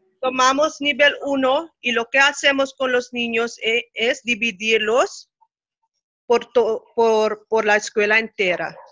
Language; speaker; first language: Spanish; non-native, fluent; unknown